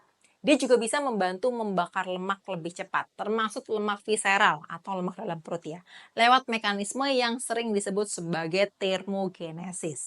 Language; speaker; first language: Indonesian; native; Indonesian